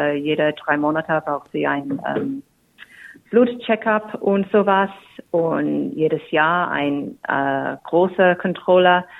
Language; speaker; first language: German; non-native, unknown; English